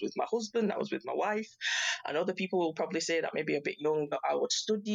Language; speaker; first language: English; native; English